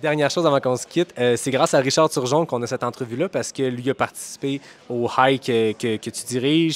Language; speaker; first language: French; native; French